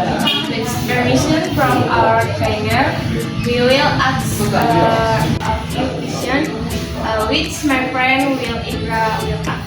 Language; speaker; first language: English; non-native, learner; Indonesian